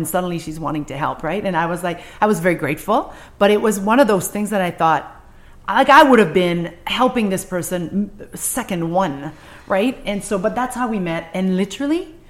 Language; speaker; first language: English; non-native, fluent; French